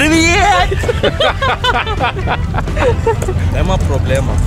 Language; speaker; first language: Russian; non-native, learner; Turkish